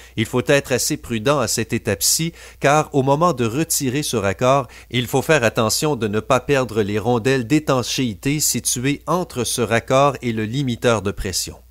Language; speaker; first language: French; native; French